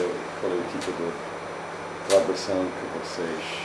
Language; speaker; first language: Portuguese; non-native, fluent; English